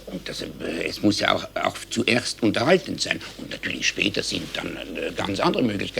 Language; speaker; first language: German; native; German